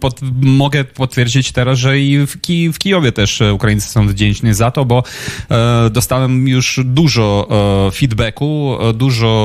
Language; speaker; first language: Polish; non-native, fluent; Ukrainian